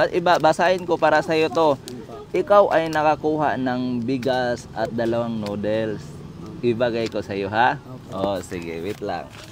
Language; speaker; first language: Filipino; native; Filipino